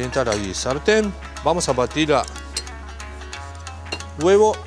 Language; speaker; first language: Spanish; non-native, learner; Japanese